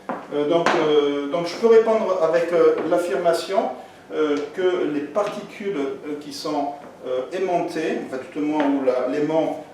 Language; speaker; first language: French; native; French